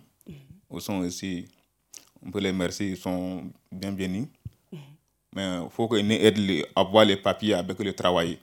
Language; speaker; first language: French; non-native, learner; Bambara